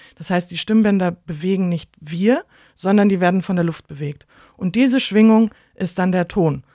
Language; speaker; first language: German; native; German